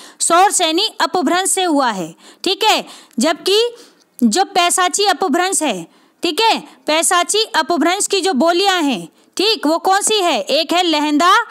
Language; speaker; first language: Hindi; native; Hindi